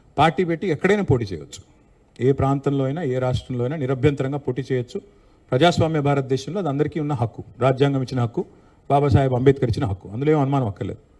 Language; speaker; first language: Telugu; native; Telugu